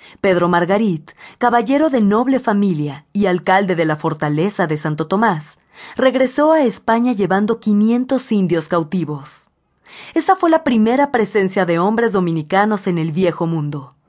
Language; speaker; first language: Spanish; native; Spanish